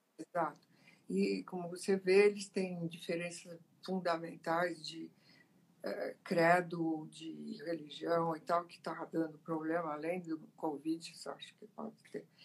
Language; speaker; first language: Portuguese; early bilingual, other home language; Italian